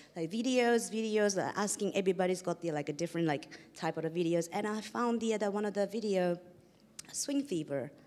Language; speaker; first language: English; non-native, fluent; Japanese